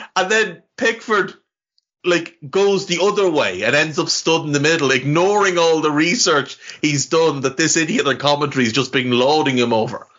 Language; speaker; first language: English; native; English